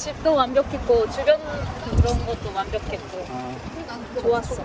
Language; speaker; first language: Korean; non-native, fluent; Japanese